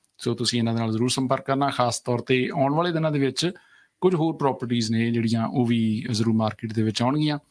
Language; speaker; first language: Punjabi; native; Punjabi